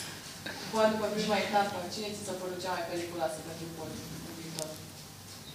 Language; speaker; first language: Romanian; native; Romanian